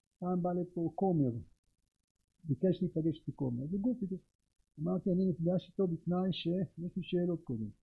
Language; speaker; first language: Hebrew; native; Hebrew